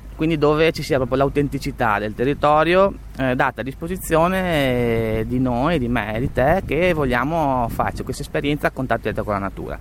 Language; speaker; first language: Italian; native; Italian